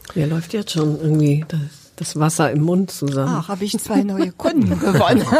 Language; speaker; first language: German; non-native, fluent; French